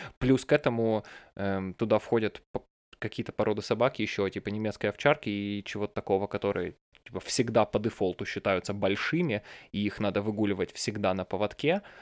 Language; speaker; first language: Russian; native; Russian